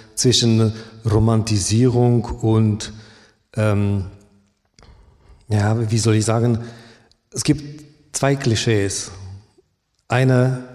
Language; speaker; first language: German; early bilingual, other home language; Romany